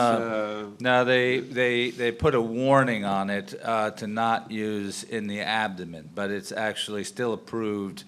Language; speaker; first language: English; native; English